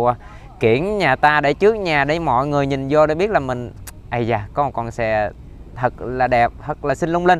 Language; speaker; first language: Vietnamese; native; Vietnamese